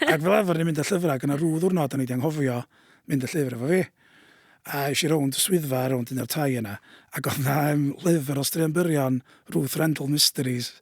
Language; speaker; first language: Welsh; native; Welsh